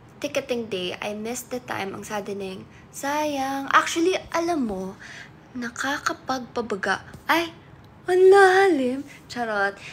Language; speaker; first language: Filipino; native; Filipino